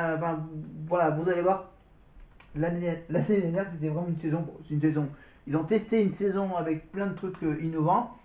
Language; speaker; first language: French; native; French